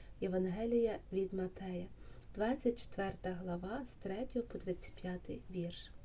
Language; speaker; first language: Ukrainian; native; Ukrainian